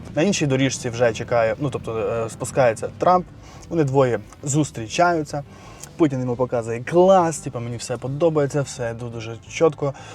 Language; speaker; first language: Ukrainian; non-native, local second language; Russian